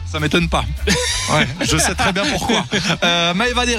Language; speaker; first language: French; native; French